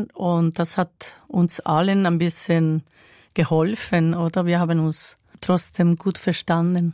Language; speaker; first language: German; non-native, fluent; Spanish